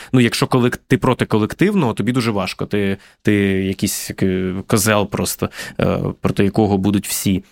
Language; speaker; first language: Ukrainian; native; Ukrainian